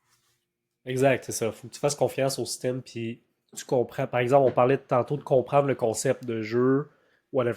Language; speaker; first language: French; native; French